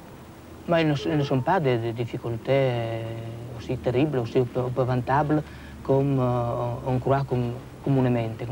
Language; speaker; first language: French; non-native, fluent; Italian